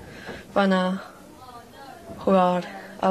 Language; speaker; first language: Spanish; non-native, learner; English